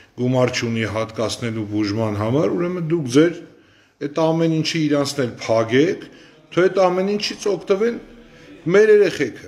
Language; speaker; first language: Armenian; native; Armenian